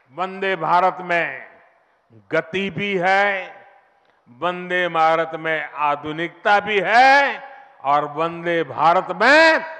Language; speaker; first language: Hindi; non-native, local second language; Gujarati